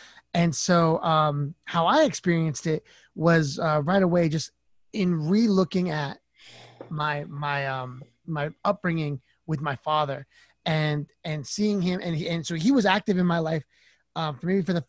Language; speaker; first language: English; native; English